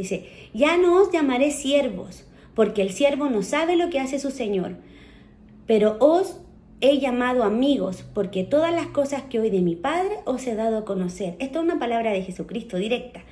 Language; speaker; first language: Spanish; native; Spanish